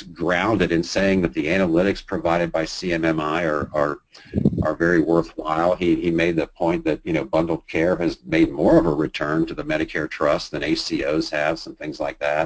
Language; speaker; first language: English; native; English